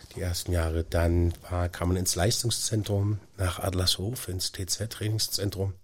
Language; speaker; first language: German; native; German